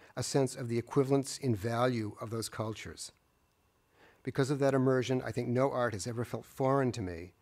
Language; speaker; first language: English; native; English